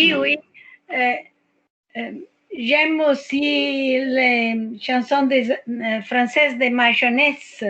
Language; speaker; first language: French; non-native, learner; Italian